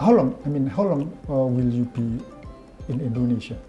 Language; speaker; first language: English; non-native, fluent; Indonesian